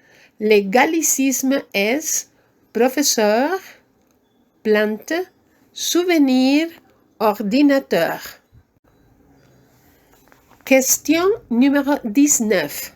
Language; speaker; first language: French; non-native, fluent; Spanish